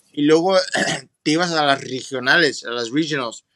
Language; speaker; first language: Spanish; early bilingual, heritage; Spanish